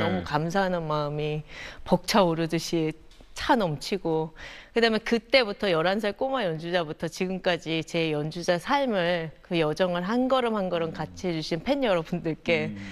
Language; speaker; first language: Korean; native; Korean